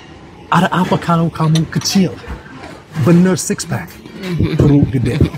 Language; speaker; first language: Indonesian; non-native, fluent; English